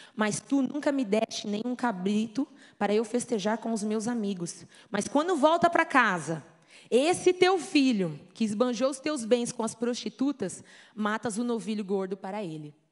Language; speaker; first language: Portuguese; native; Portuguese